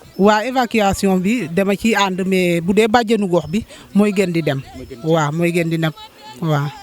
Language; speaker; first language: Wolof; non-native, local second language; Serer